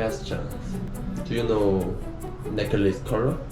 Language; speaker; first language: English; non-native, learner; Korean